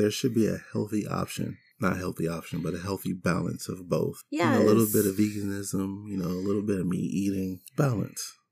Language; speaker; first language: English; native; English